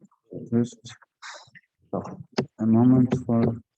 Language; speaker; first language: English; non-native, learner; Portuguese